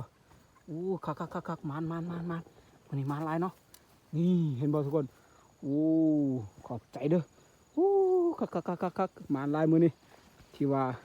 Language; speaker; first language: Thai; non-native, local second language; Northeastern Thai